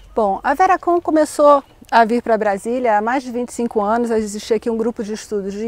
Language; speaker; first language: Portuguese; native; Portuguese